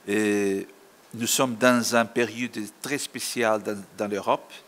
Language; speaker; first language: French; non-native, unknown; Portuguese